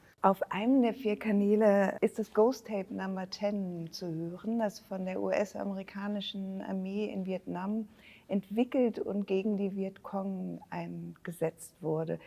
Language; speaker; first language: German; native; German